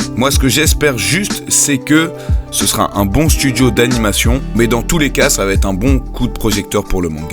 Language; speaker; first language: French; native; French